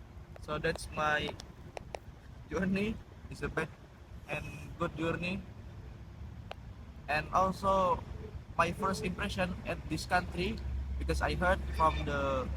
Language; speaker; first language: English; non-native, learner; Indonesian